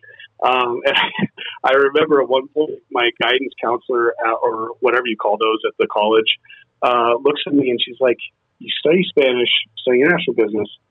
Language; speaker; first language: English; native; English